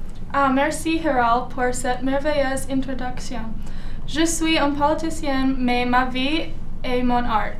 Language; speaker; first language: French; non-native, learner; English